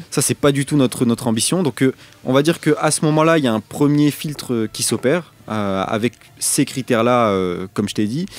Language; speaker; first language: French; native; French